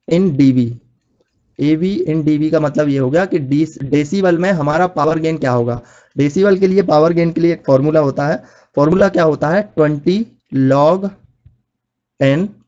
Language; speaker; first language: Hindi; native; Hindi